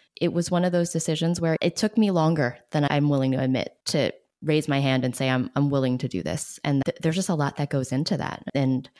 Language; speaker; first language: English; native; English